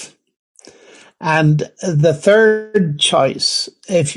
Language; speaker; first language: English; native; English